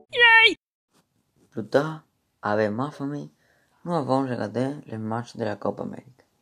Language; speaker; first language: French; non-native, learner; Romanian